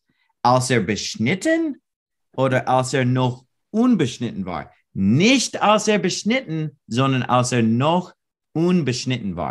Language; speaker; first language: German; non-native, learner; English